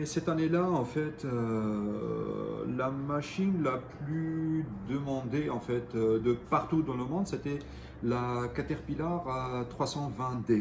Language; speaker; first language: French; non-native, local second language; Arabic